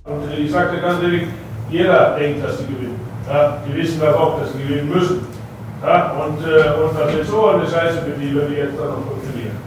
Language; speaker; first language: German; non-native, fluent; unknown